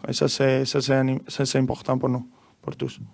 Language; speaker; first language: French; non-native, learner; Spanish